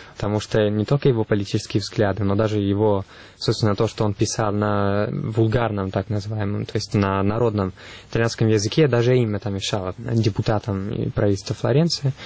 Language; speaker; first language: Russian; non-native, fluent; Italian